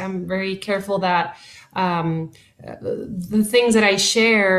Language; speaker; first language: English; non-native, fluent; Spanish